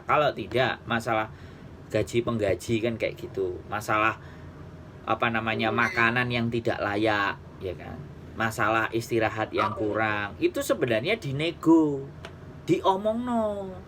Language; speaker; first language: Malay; non-native, local second language; Javanese